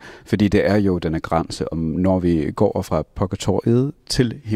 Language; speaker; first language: Danish; non-native, fluent; English